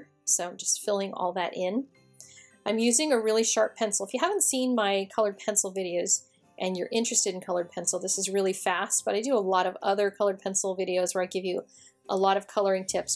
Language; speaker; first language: English; native; English